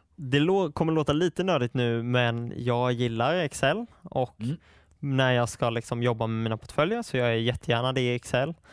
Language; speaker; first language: Swedish; native; Swedish